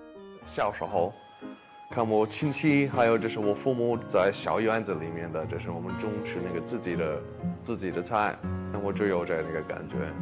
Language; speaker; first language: Chinese; non-native, fluent; English